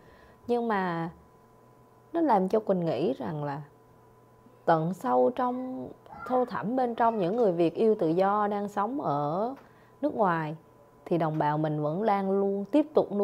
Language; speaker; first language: Vietnamese; native; Vietnamese